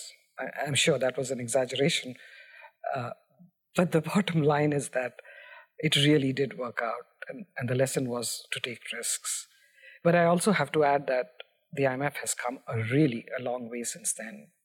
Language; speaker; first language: English; non-native, local second language; Hindi